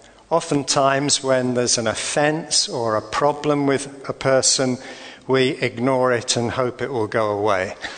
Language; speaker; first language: English; native; English